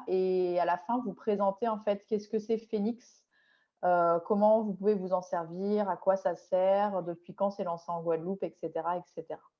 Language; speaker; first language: French; native; French